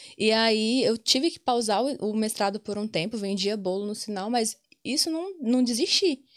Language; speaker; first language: Portuguese; native; Portuguese